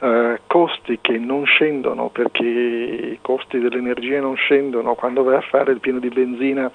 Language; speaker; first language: Italian; native; Italian